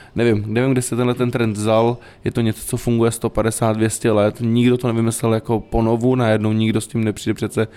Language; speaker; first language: Czech; native; Czech